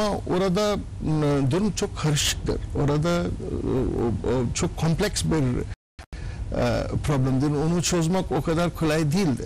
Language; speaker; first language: Turkish; non-native, learner; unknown